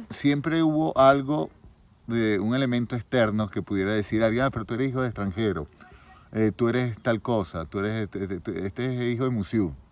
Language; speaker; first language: Spanish; native; Spanish